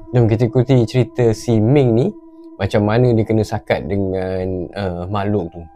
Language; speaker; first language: Malay; native; Malay